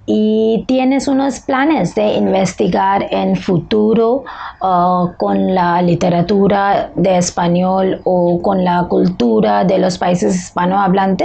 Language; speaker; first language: Spanish; non-native, learner; Bangla